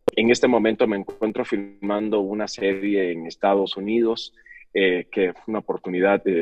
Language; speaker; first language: Spanish; native; Spanish